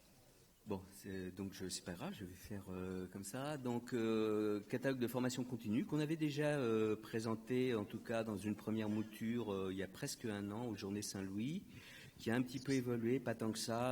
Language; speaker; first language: French; native; French